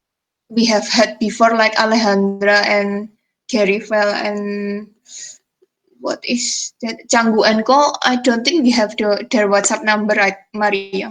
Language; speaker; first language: English; non-native, fluent; Indonesian